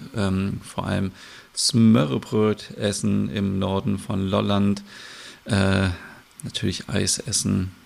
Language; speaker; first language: German; native; German